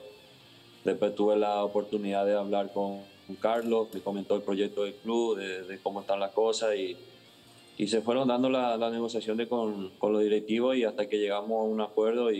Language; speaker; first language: Spanish; native; Spanish